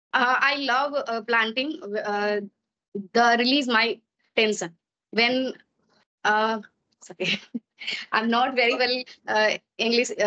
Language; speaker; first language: English; non-native, learner; Maithili